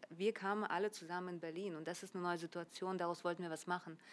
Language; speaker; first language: German; early bilingual, other home language; Russian